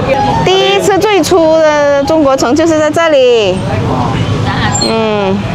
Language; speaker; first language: Chinese; non-native, fluent; Indonesian